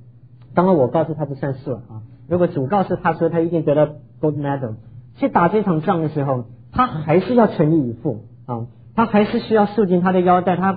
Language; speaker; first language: Chinese; native; Chinese